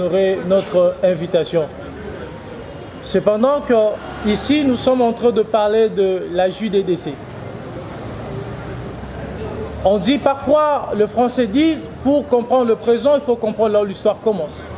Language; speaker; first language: French; non-native, local second language; Lingala